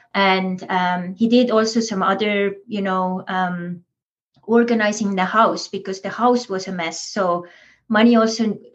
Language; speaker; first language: English; non-native, fluent; Estonian